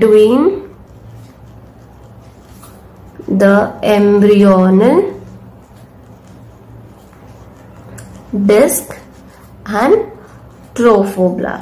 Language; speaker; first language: English; non-native, local second language; Hindi